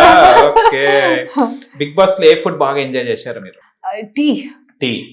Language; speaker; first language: Telugu; native; Telugu